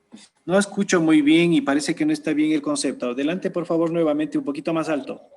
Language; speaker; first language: Spanish; native; Spanish